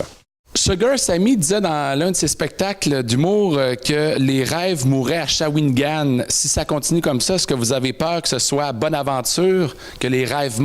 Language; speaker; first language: French; native; French